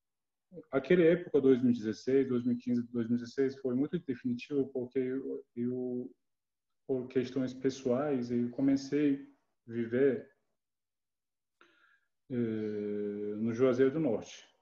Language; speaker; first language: Portuguese; non-native, learner; Turkish